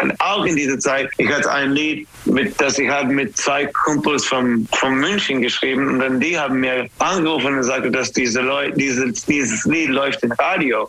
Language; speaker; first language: German; non-native, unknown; English